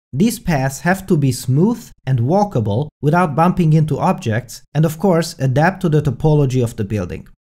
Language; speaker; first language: English; non-native, fluent; Hungarian